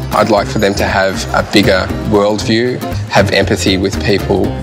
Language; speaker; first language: English; native; English